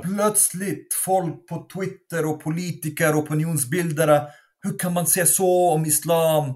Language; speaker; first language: Swedish; non-native, fluent; Arabic